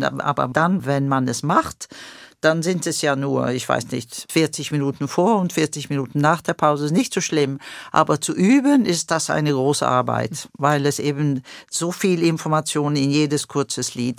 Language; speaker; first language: German; non-native, fluent; Swedish